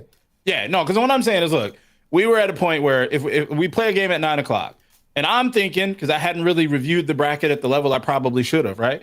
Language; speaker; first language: English; native; English